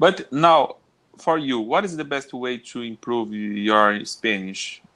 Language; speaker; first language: English; non-native, learner; Portuguese